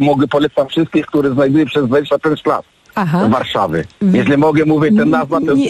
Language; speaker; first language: Polish; non-native, learner; Arabic